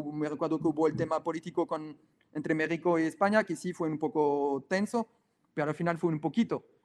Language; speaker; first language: Spanish; non-native, fluent; French